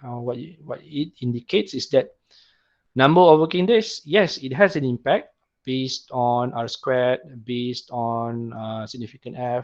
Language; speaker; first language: English; non-native, local second language; Malay